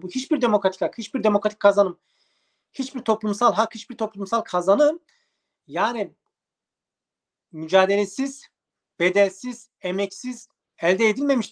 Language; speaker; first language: Turkish; native; Turkish